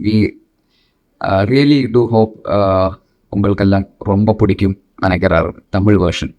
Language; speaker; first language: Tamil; non-native, local second language; Malayalam